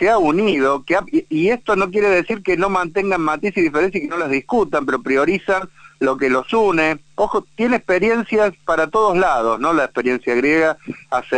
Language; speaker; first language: Spanish; native; Spanish